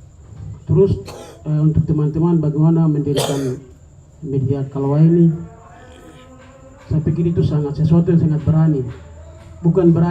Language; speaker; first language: Indonesian; non-native, local second language; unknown